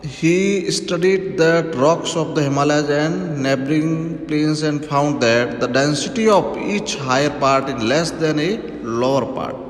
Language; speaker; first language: English; non-native, local second language; Hindi